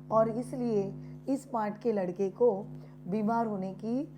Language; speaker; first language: Hindi; non-native, local second language; Marathi